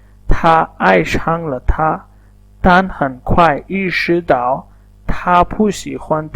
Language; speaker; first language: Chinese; non-native, fluent; Urdu